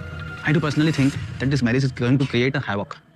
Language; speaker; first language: English; non-native, local second language; Hindi